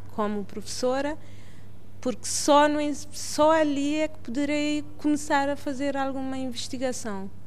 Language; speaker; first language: Portuguese; non-native, local second language; Kabuverdianu